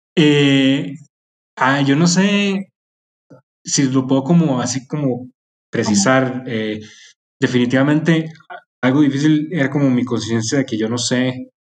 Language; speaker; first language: Spanish; native; Spanish